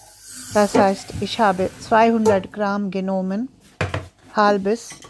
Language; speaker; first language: German; non-native, learner; Tulu